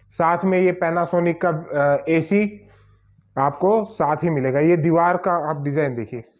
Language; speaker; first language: Hindi; native; Hindi